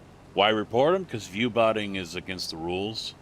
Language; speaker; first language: English; native; English